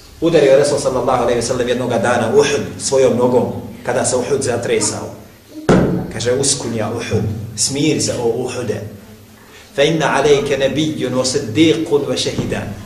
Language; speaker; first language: Bosnian; native; Bosnian